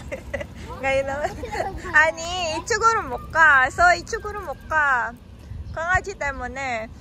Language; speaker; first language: Korean; non-native, fluent; Filipino